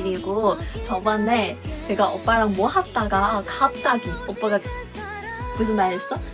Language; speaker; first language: Korean; non-native, fluent; Chinese